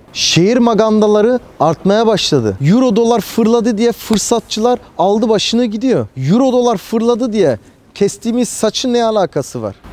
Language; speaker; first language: Turkish; early bilingual, heritage; Turkish